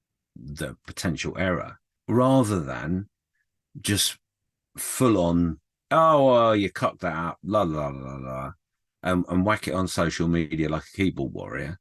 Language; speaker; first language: English; native; English